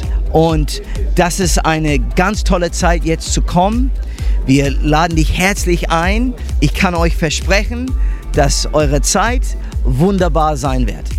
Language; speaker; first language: German; non-native, fluent; English